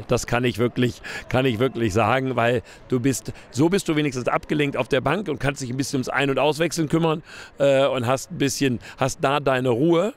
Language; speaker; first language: German; native; German